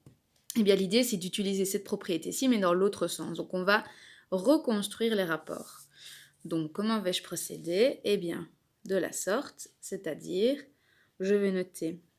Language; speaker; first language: French; native; French